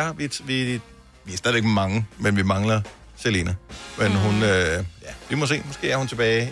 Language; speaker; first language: Danish; native; Danish